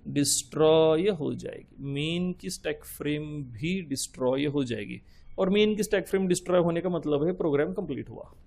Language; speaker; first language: Hindi; non-native, local second language; Marathi